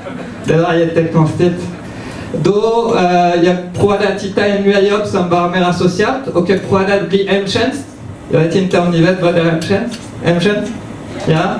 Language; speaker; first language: Swedish; non-native, fluent; French